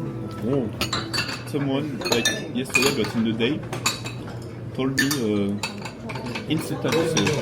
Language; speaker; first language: English; non-native, fluent; French